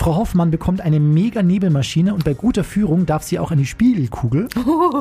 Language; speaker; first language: German; native; German